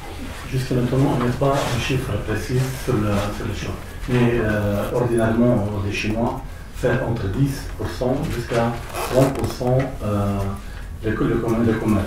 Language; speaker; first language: French; non-native, local second language; Arabic